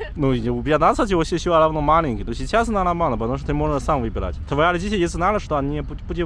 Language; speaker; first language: Russian; non-native, learner; Chinese